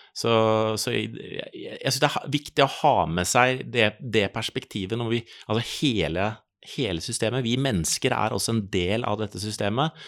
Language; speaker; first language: Norwegian; native; Norwegian